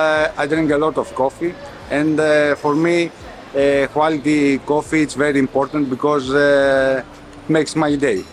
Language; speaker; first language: English; non-native, fluent; Greek